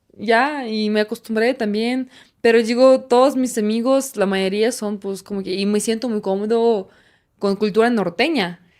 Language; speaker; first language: Spanish; non-native, fluent; Russian